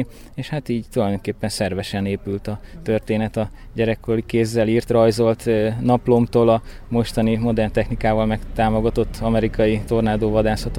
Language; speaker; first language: Hungarian; native; Hungarian